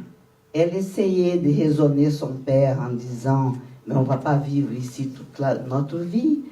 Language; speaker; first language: French; non-native, fluent; Portuguese